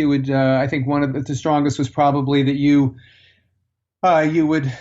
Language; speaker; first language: English; native; English